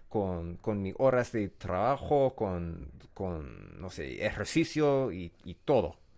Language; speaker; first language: Spanish; non-native, learner; English